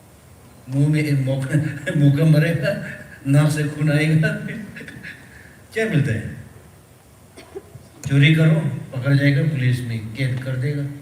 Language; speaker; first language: Hindi; early bilingual, other home language; Tibetan